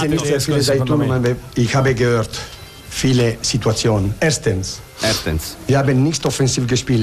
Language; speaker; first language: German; non-native, learner; Italian